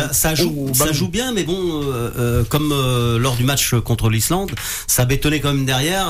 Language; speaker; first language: French; native; French